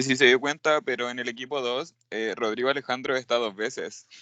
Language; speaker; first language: Spanish; native; Spanish